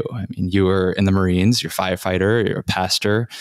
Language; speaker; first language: English; native; English